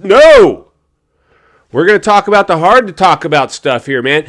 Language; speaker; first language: English; native; English